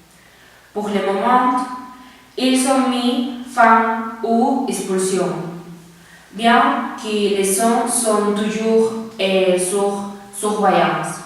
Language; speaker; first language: French; non-native, learner; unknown